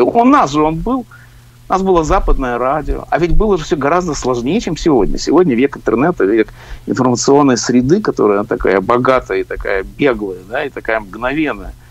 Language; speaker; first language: Russian; native; Russian